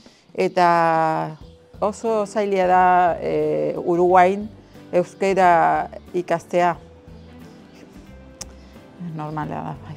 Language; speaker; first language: Basque; non-native, learner; Spanish